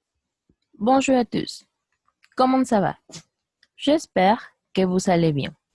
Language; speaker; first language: French; non-native, fluent; Spanish